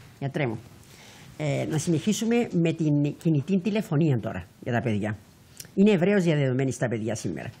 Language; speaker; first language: Greek; native; Greek